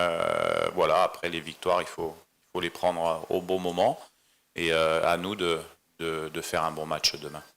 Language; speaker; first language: French; native; French